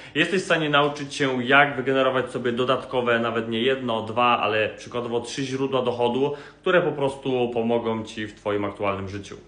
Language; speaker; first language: Polish; native; Polish